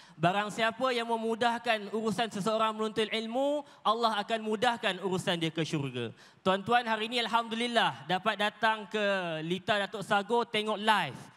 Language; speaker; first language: Malay; native; Malay